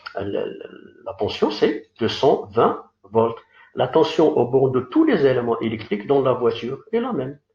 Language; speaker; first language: French; non-native, local second language; Arabic